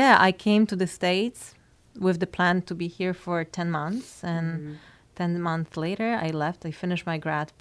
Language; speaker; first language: English; non-native, fluent; Polish